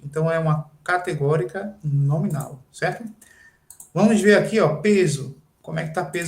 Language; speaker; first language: Portuguese; native; Portuguese